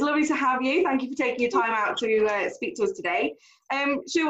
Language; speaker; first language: English; native; English